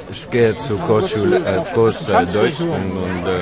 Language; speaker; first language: German; non-native, learner; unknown